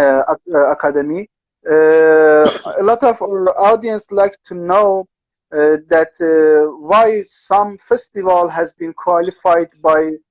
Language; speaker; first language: English; non-native, learner; Persian